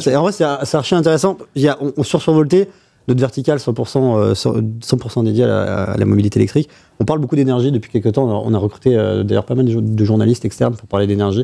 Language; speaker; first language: French; native; French